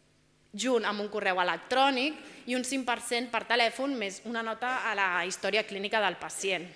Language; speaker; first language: Catalan; native; Catalan